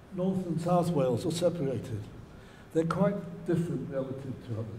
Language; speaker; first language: English; native; English